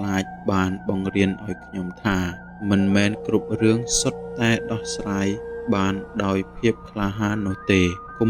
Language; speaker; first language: Khmer; native; Khmer